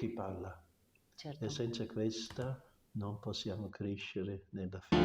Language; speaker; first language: Italian; non-native, local second language; German